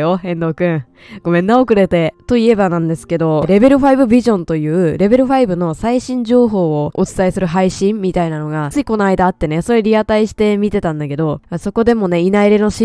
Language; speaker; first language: Japanese; native; Japanese